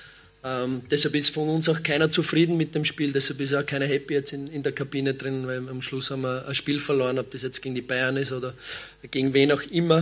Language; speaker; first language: German; native; German